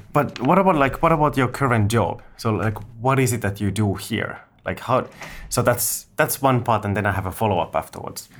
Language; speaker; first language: English; non-native, fluent; Finnish